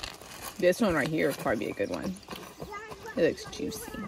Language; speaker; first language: English; native; English